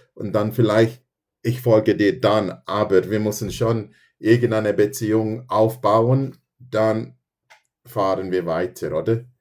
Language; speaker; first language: German; non-native, fluent; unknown